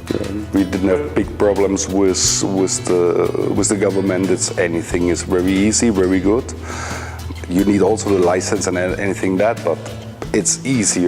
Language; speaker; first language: English; non-native, learner; German